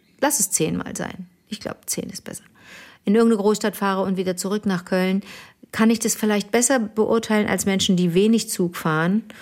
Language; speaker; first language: German; native; German